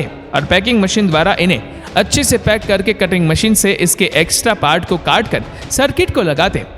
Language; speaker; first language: Hindi; native; Hindi